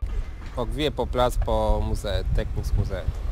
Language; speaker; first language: Swedish; non-native, learner; Polish